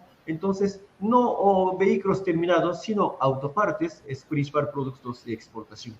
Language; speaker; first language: Spanish; non-native, fluent; Japanese